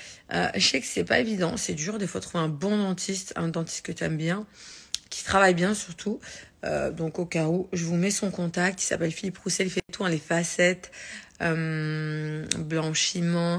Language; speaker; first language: French; native; French